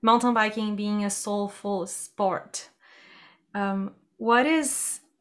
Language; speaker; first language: English; non-native, fluent; Portuguese